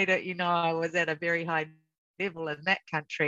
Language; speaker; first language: English; native; English